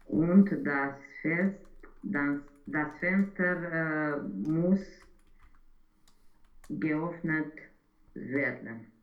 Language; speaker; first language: German; non-native, learner; Romanian